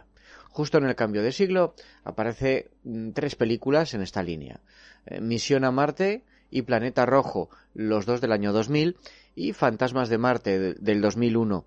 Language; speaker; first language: Spanish; native; Spanish